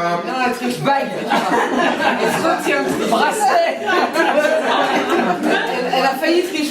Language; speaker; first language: French; native; French